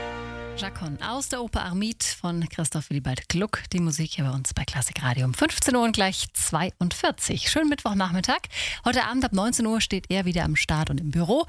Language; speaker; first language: German; native; German